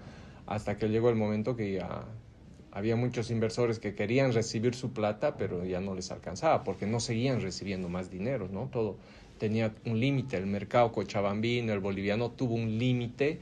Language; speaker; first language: Spanish; native; Spanish